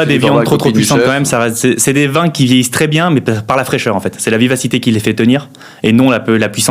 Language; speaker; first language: French; native; French